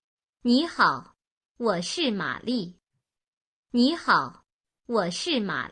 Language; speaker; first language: Chinese; non-native, learner; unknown